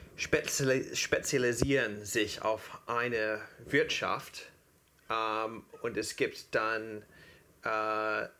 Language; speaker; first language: German; non-native, fluent; English